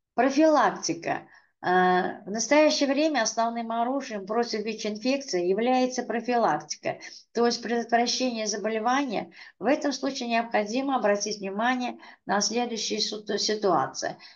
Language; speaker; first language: Russian; non-native, local second language; Uzbek